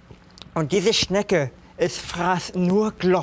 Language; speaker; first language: German; non-native, fluent; English